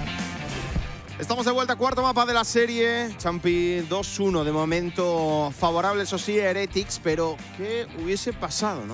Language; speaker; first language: Spanish; native; Spanish